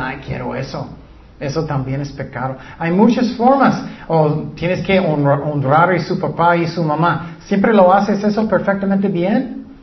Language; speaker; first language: Spanish; non-native, learner; English